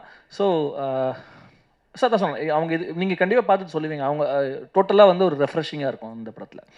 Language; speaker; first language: Tamil; native; Tamil